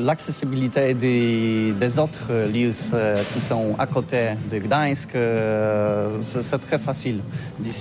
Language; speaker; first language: French; non-native, learner; Polish